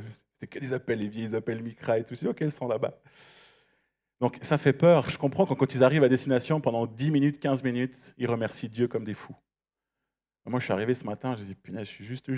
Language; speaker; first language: French; native; French